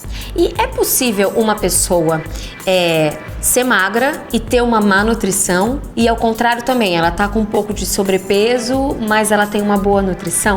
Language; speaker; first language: Portuguese; native; Portuguese